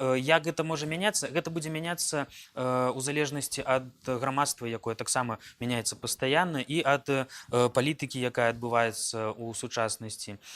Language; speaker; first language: Belarusian; native; Belarusian